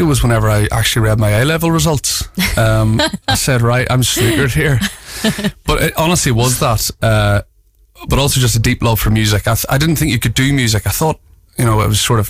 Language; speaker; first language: English; native; English